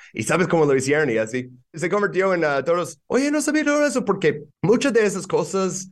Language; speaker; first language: Spanish; non-native, fluent; English